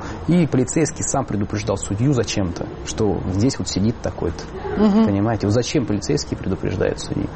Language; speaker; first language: Russian; native; Russian